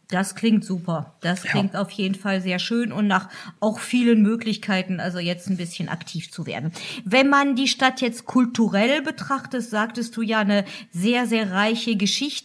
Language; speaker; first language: German; native; German